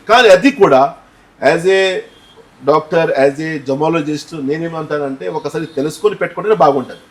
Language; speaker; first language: Telugu; non-native, fluent; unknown